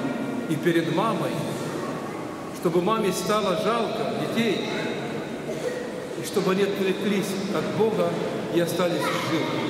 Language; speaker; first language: Russian; non-native, local second language; Ukrainian